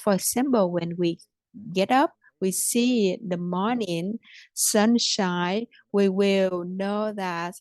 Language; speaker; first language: English; non-native, fluent; Vietnamese